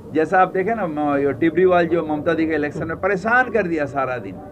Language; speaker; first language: Hindi; non-native, local second language; Bangla